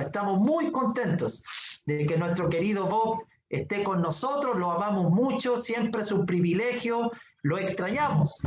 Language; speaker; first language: Spanish; native; Spanish